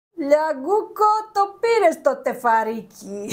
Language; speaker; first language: Greek; native; Greek